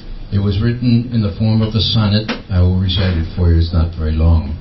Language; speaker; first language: English; native; English